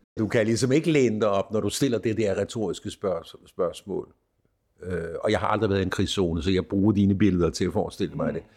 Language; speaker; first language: Danish; native; Danish